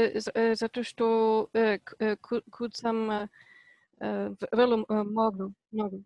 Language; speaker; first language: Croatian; non-native, learner; Polish